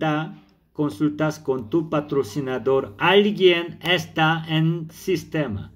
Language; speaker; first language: Spanish; non-native, learner; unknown